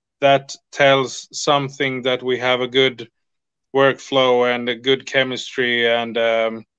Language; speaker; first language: English; non-native, fluent; Swedish